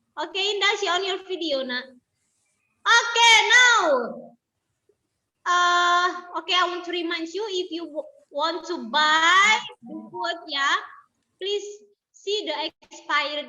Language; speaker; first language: English; non-native, learner; Indonesian